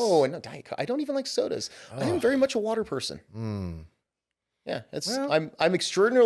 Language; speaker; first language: English; native; English